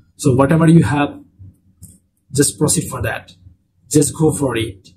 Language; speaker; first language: English; non-native, local second language; Bangla